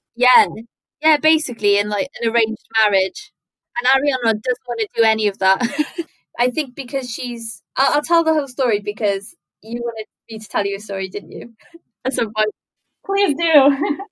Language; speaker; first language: English; native; English